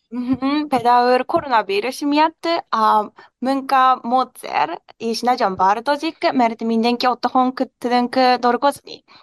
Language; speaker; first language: Hungarian; non-native, learner; Japanese